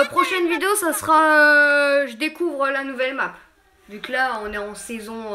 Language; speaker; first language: French; native; French